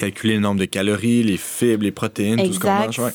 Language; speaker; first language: French; native; French